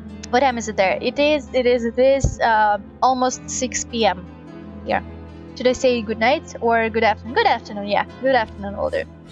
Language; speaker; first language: English; non-native, fluent; Russian